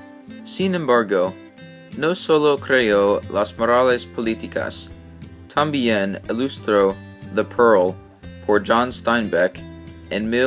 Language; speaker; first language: Spanish; non-native, learner; English